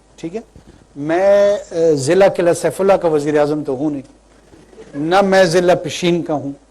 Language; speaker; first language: Urdu; non-native, local second language; Pashto